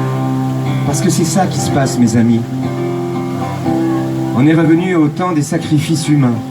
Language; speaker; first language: French; native; French